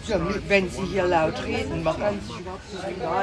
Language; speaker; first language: German; native; German